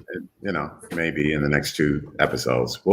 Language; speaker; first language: English; native; English